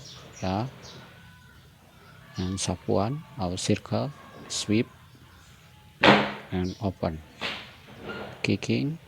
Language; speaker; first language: English; non-native, learner; Indonesian